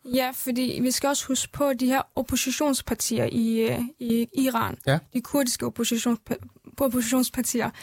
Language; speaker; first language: Danish; early bilingual, other home language; Central Kurdish